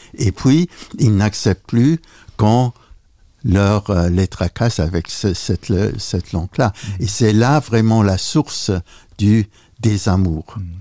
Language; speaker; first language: French; non-native, local second language; Luxembourgish